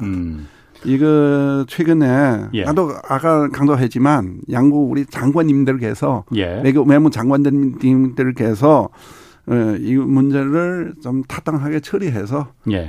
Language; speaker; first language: Korean; non-native, fluent; Chinese